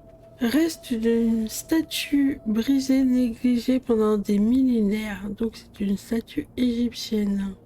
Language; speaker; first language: French; native; French